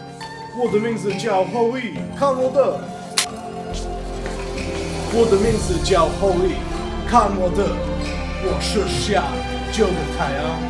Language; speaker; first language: Chinese; non-native, learner; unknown